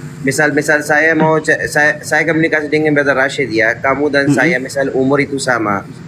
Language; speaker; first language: Indonesian; non-native, learner; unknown